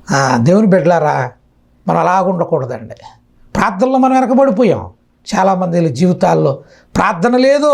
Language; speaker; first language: Telugu; native; Telugu